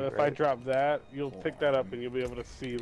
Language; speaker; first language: English; native; English